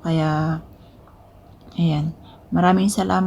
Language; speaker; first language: Filipino; native; Filipino